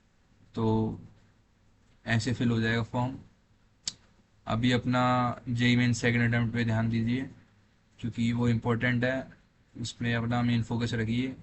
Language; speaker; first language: Hindi; native; Hindi